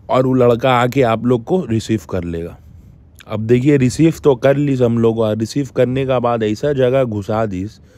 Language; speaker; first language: Hindi; native; Hindi